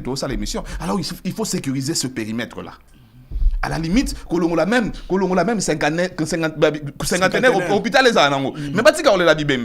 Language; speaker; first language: French; non-native, local second language; Lingala